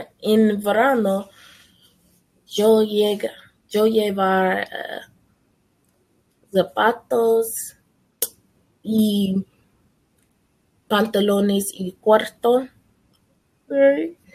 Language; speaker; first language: Spanish; non-native, learner; English